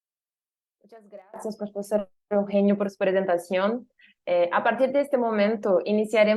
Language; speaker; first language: Spanish; non-native, learner; Portuguese